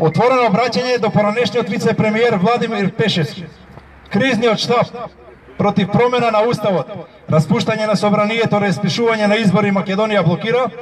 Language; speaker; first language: Macedonian; native; Macedonian